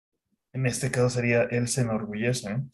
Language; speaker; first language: Spanish; non-native, fluent; English